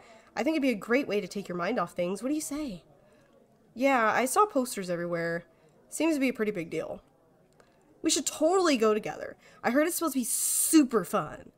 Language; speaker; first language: English; native; English